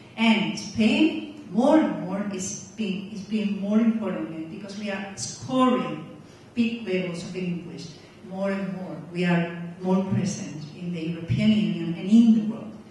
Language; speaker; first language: English; non-native, fluent; Spanish